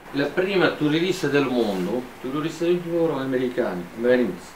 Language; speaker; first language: Italian; non-native, learner; Kurdish